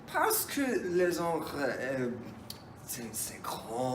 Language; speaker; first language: French; non-native, learner; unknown